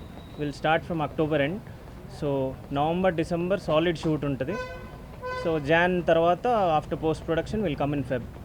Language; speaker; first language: Telugu; native; Telugu